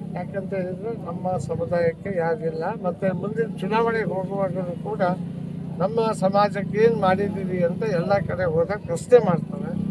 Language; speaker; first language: Kannada; non-native, local second language; Lambadi